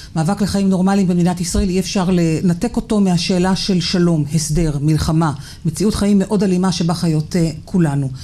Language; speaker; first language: Hebrew; native; Hebrew